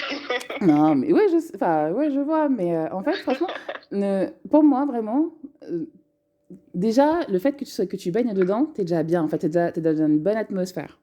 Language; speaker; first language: French; native; French